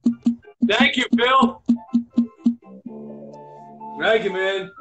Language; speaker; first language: English; native; English